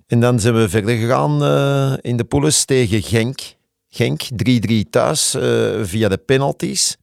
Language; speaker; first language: Dutch; native; Dutch